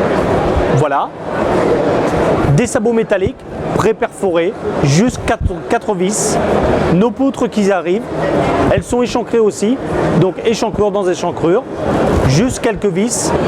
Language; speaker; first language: French; native; French